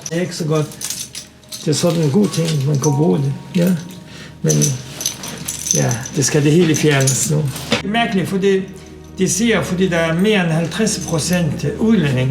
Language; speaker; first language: Danish; non-native, fluent; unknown